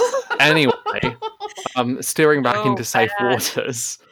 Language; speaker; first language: English; native; English